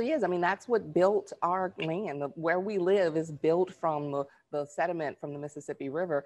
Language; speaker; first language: English; native; English